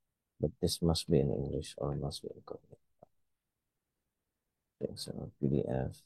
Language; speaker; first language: English; non-native, fluent; Indonesian